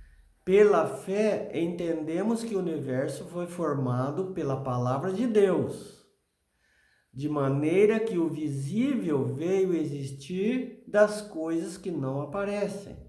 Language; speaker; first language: Portuguese; native; Portuguese